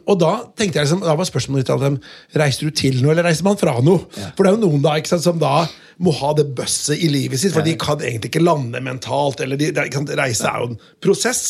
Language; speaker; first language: Norwegian; native; Norwegian